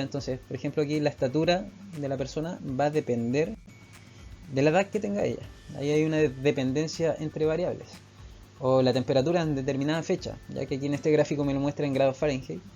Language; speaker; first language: Spanish; native; Spanish